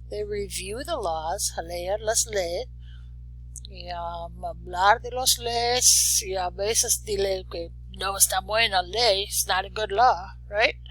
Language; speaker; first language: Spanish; non-native, learner; English